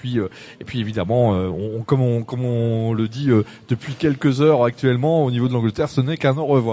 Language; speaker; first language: French; native; French